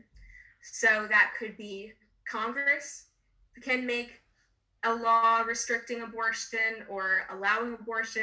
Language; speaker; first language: English; native; English